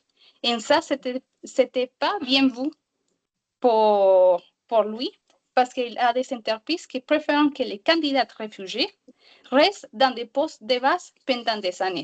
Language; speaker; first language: French; non-native, learner; Spanish